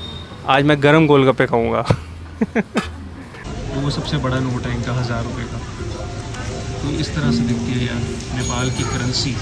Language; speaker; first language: Hindi; native; Hindi